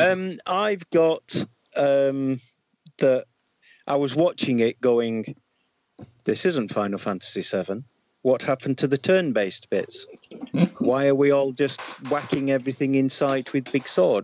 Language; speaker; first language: English; native; English